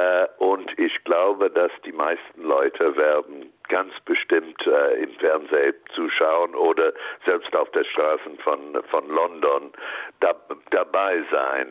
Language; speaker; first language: German; non-native, fluent; English